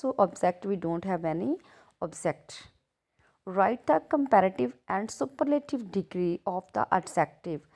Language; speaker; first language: English; non-native, local second language; Punjabi